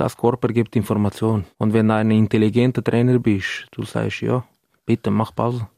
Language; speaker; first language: German; non-native, learner; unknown